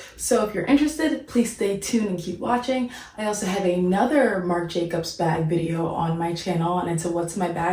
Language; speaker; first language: English; native; English